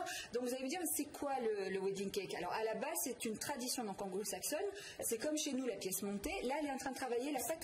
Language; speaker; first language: French; native; French